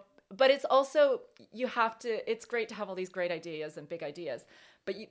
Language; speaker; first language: English; native; English